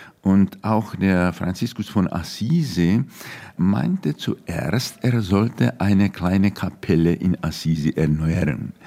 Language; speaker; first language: German; non-native, fluent; Czech